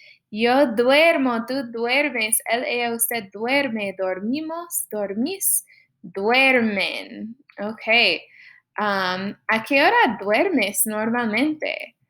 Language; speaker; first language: Spanish; non-native, fluent; English